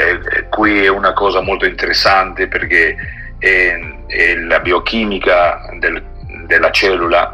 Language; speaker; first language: Italian; non-native, learner; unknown